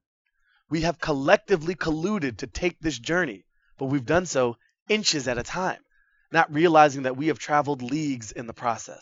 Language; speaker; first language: English; native; English